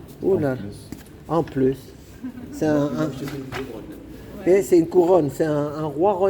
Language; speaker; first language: French; native; French